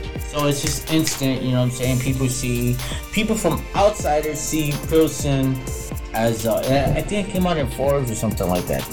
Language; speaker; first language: English; early bilingual, other home language; Spanish